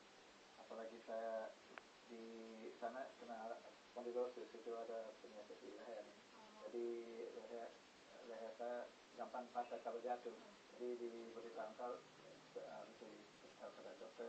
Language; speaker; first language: Indonesian; non-native, fluent; English